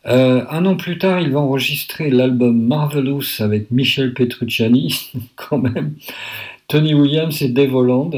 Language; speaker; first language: French; native; French